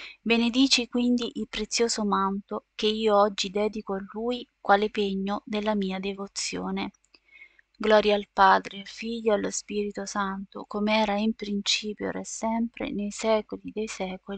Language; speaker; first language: Italian; native; Italian